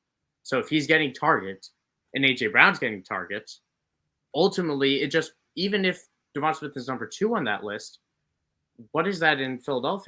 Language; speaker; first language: English; native; English